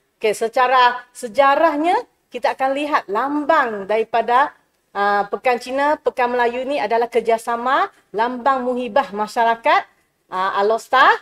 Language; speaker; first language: Malay; non-native, local second language; Chinese